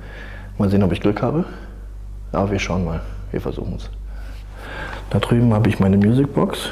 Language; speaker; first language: German; native; German